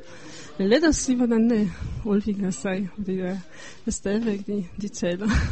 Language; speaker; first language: Danish; non-native, fluent; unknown